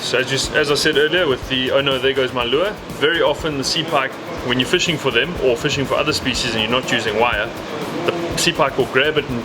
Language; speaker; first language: English; native; English